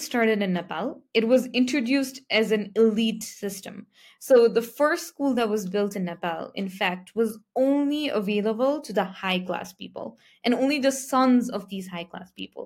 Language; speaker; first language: English; non-native, local second language; Nepali